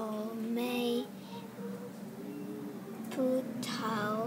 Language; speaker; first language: Chinese; non-native, learner; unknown